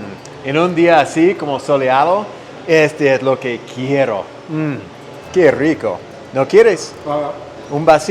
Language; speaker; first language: Spanish; non-native, learner; English